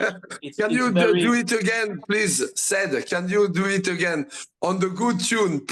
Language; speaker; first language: English; non-native, learner; French